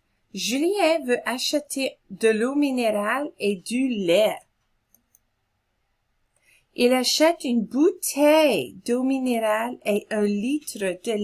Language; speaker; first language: French; non-native, fluent; English